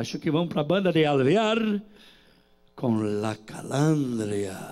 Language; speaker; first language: Portuguese; native; Portuguese